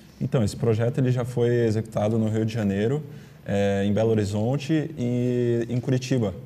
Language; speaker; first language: Portuguese; native; Portuguese